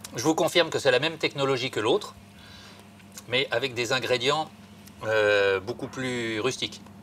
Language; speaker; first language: French; native; French